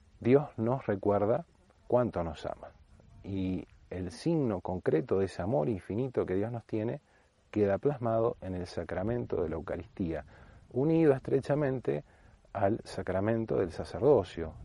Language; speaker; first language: Spanish; native; Spanish